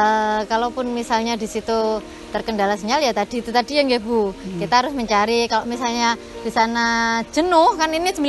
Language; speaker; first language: Indonesian; native; Indonesian